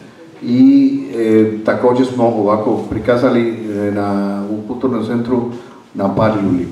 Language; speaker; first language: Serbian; non-native, fluent; Spanish